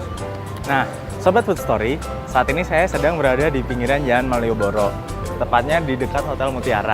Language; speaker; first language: Indonesian; native; Indonesian